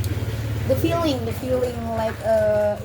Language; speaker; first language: English; non-native, learner; Indonesian